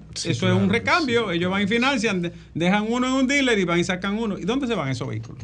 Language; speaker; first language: Spanish; native; Spanish